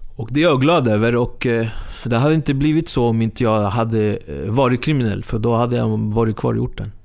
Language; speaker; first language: Swedish; early bilingual, other home language; Spanish